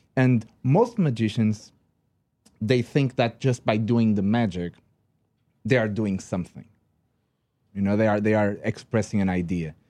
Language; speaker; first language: English; non-native, fluent; Portuguese